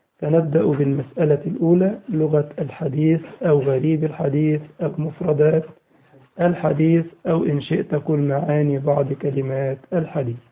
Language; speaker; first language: Arabic; native; Arabic